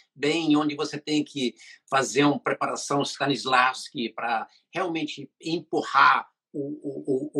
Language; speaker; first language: Portuguese; non-native, fluent; English